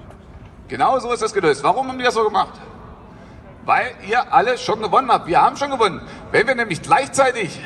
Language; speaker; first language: German; native; German